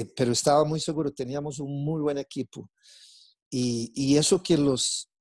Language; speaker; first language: Spanish; non-native, fluent; Portuguese